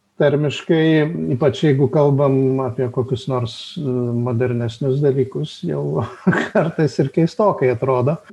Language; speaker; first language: Lithuanian; native; Lithuanian